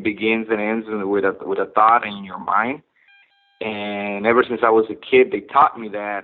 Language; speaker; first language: English; non-native, fluent; Spanish